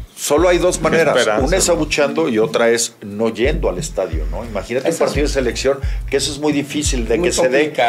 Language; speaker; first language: Spanish; native; Spanish